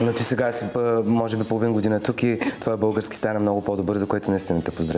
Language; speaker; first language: Bulgarian; native; Bulgarian